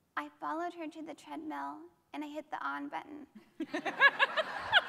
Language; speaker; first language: English; native; English